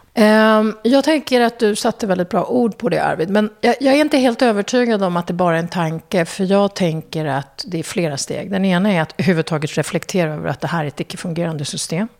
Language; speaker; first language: Swedish; early bilingual, other home language; Kurdish